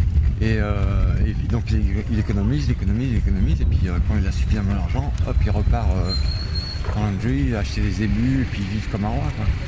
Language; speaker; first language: French; native; French